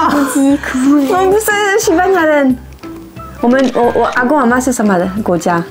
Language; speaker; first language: Chinese; non-native, fluent; French